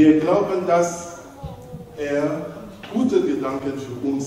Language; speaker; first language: German; non-native, learner; French